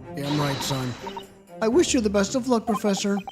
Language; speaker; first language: English; native; English